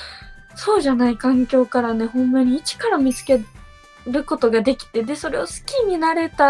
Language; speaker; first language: Japanese; native; Japanese